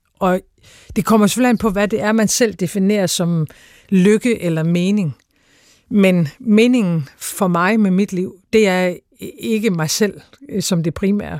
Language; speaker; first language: Danish; native; Danish